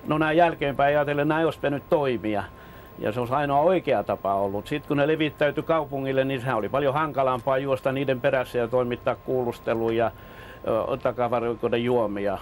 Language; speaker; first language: Finnish; native; Finnish